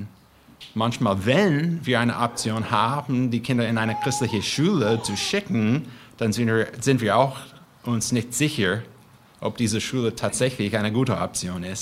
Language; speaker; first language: German; non-native, fluent; English